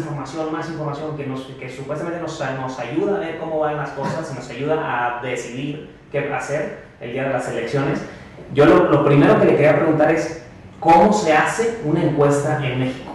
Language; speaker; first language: Spanish; native; Spanish